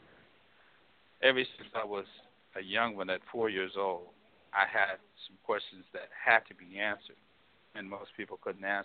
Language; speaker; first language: English; native; English